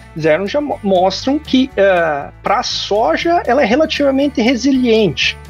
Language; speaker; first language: Portuguese; native; Portuguese